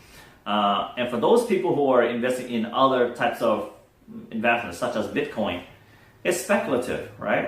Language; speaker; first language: English; non-native, fluent; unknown